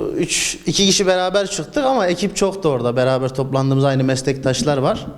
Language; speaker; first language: Turkish; native; Turkish